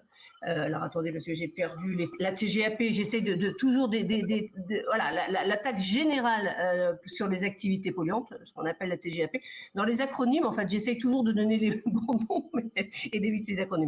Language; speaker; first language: French; native; French